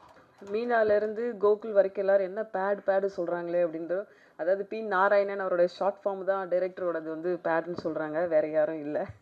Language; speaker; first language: Tamil; native; Tamil